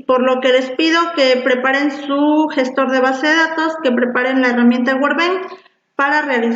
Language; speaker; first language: Spanish; native; Spanish